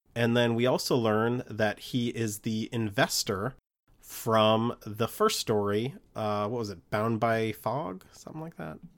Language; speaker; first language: English; early bilingual, other home language; Italian